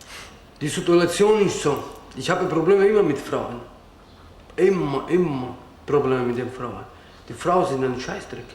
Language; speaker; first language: German; non-native, learner; Romany